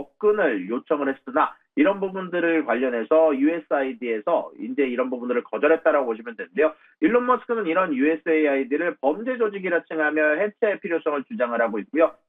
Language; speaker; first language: Korean; native; Korean